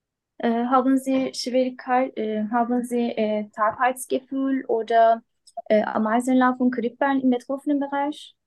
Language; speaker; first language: German; non-native, learner; Turkish